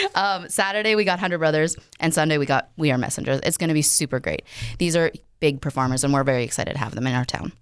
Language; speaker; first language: English; native; English